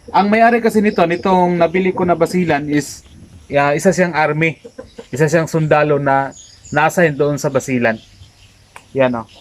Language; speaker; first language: Filipino; non-native, local second language; Cebuano